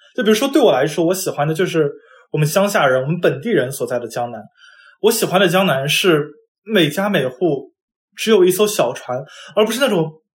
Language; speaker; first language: Chinese; non-native, local second language; Wu Chinese